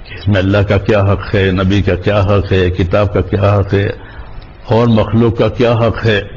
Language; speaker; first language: Urdu; non-native, local second language; Gujarati